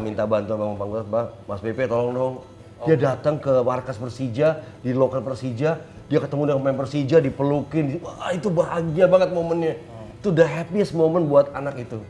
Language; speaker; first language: Indonesian; native; Indonesian